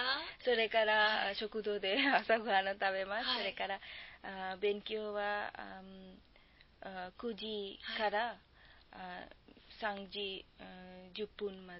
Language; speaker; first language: Japanese; non-native, learner; Bangla